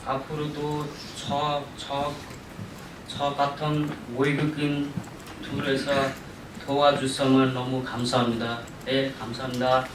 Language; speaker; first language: Korean; non-native, learner; Nepali